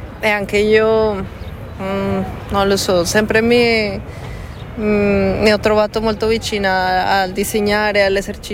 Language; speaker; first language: Italian; non-native, fluent; Spanish